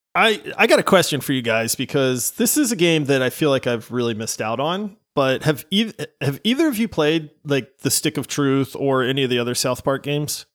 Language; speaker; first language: English; native; English